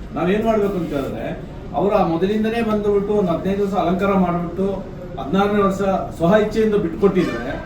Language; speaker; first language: Kannada; native; Kannada